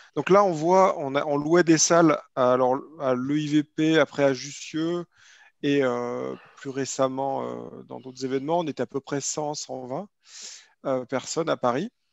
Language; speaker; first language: French; native; French